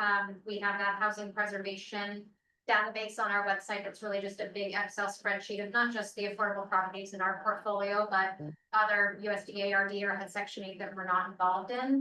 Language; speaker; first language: English; native; English